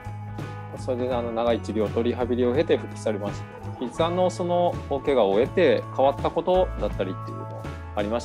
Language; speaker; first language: Japanese; native; Japanese